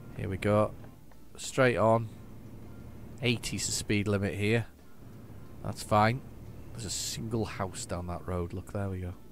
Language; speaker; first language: English; native; English